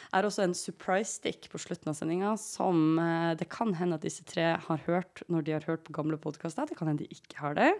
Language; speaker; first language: Norwegian; native; Norwegian